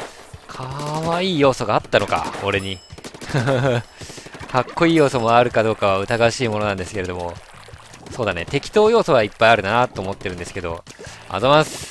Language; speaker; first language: Japanese; native; Japanese